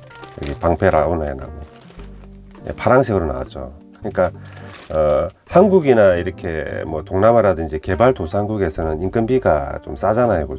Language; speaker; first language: Korean; native; Korean